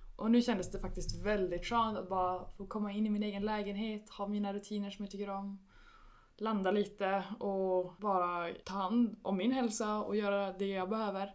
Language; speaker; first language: Swedish; native; Swedish